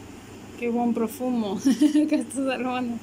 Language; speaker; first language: Italian; non-native, fluent; Spanish